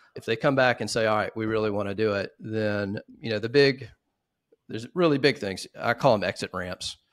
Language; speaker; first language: English; native; English